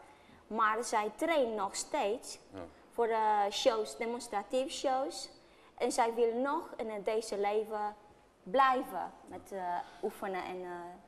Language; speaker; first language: Dutch; non-native, fluent; Romanian